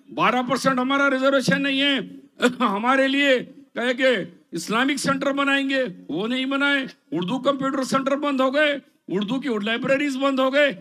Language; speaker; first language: Hindi; non-native, local second language; Urdu